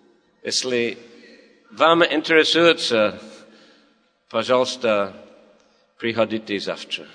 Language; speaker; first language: Russian; non-native, learner; English